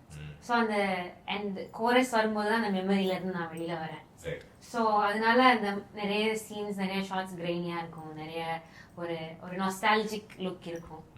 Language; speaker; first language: Tamil; early bilingual, heritage; Tamil